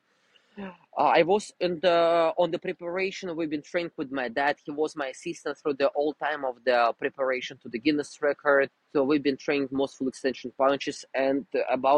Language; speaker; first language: English; non-native, fluent; Russian